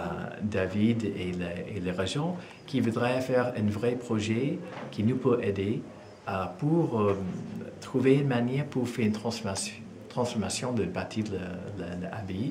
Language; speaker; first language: French; non-native, fluent; English